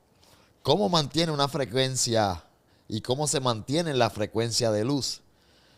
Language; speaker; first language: Spanish; native; Spanish